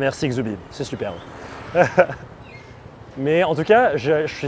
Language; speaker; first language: French; native; French